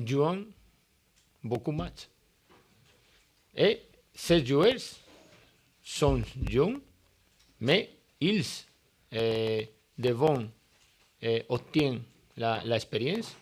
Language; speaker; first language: French; non-native, learner; Spanish